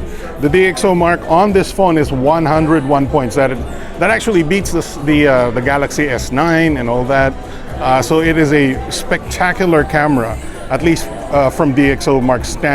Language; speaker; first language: English; non-native, local second language; Filipino